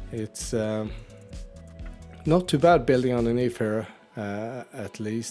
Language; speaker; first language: English; native; English